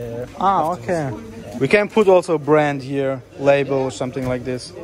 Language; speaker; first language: English; non-native, fluent; German